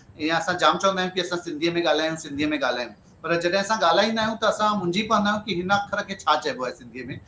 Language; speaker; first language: Sindhi; early bilingual, heritage; Sindhi